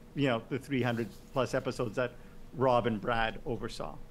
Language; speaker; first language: English; native; English